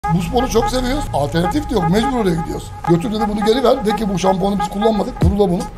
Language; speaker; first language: Turkish; early bilingual, heritage; Turkish